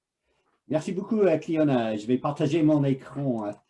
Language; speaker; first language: French; non-native, fluent; English